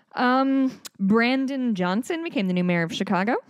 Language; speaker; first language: English; native; English